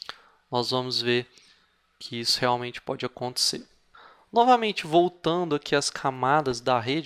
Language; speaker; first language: Portuguese; native; Portuguese